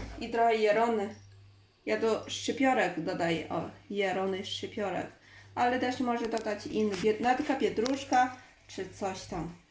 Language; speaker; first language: Polish; non-native, learner; Chinese